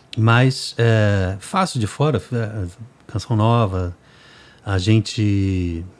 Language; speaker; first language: Portuguese; native; Portuguese